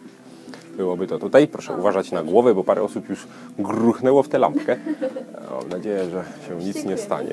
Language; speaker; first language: Polish; native; Polish